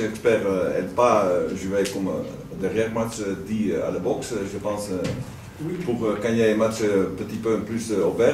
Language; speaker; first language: French; non-native, learner; Dutch